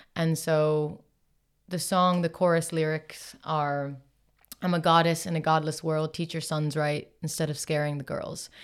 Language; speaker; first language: English; native; English